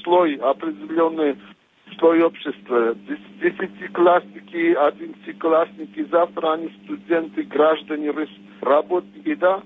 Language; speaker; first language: Russian; non-native, fluent; Armenian